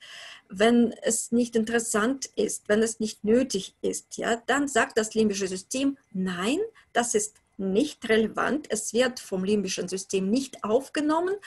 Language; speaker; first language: German; non-native, fluent; Russian